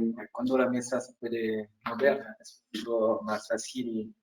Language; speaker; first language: Spanish; non-native, fluent; French